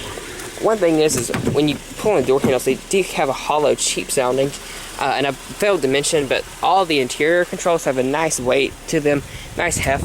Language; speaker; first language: English; native; English